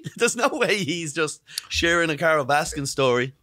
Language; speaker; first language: English; native; English